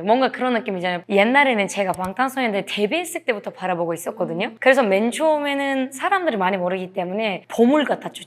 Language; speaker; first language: Korean; non-native, fluent; Turkish